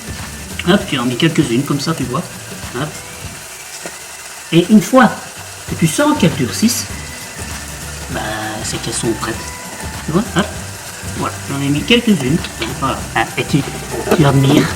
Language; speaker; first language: French; native; French